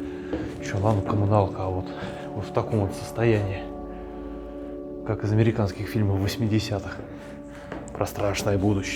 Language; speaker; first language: Russian; native; Russian